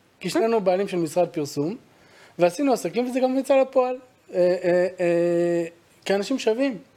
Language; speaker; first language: Hebrew; native; Hebrew